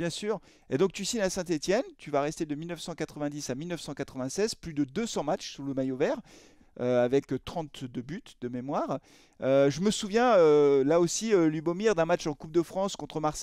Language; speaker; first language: French; native; French